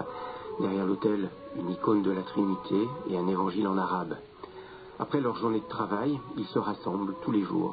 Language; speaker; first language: French; native; French